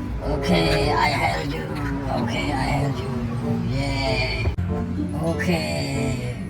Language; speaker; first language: English; non-native, learner; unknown